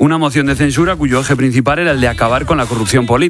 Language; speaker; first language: Spanish; native; Spanish